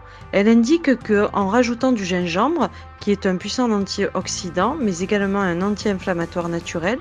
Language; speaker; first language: French; native; French